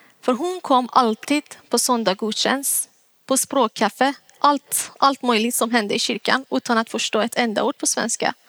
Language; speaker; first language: Swedish; non-native, fluent; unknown